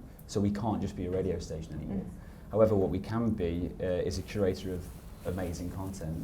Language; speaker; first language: English; native; English